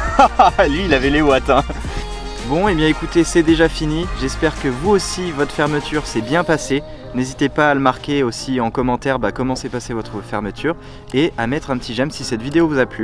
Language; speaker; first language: French; native; French